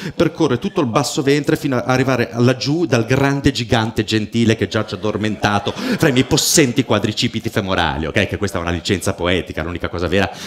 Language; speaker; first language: Italian; native; Italian